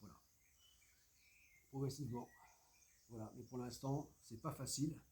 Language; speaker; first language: French; native; French